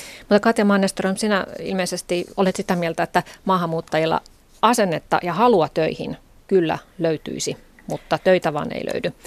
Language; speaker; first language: Finnish; native; Finnish